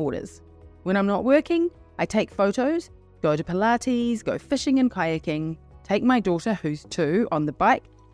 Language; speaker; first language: English; native; English